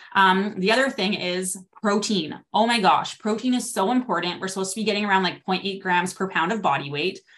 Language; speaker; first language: English; native; English